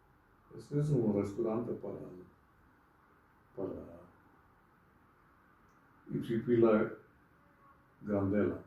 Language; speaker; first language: Spanish; non-native, fluent; Dutch